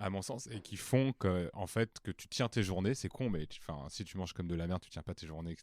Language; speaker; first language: French; native; French